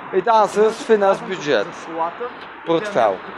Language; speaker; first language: English; non-native, learner; Bulgarian